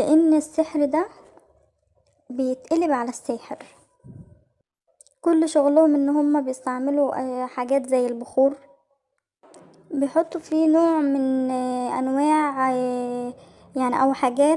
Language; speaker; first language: Arabic; native; Arabic